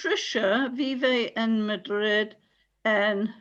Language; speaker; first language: Spanish; non-native, learner; English